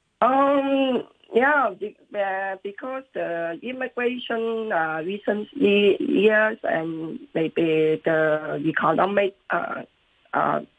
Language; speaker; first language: English; non-native, local second language; Cantonese